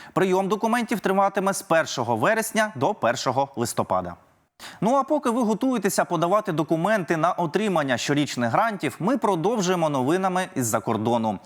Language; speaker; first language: Ukrainian; native; Ukrainian